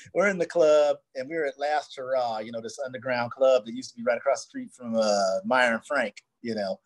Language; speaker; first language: English; native; English